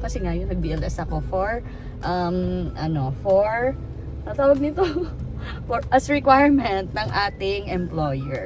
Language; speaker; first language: Filipino; native; Filipino